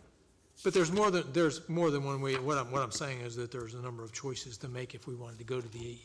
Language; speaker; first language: English; native; English